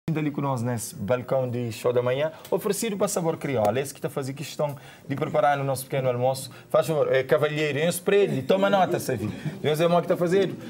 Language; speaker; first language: Portuguese; non-native, local second language; Kabuverdianu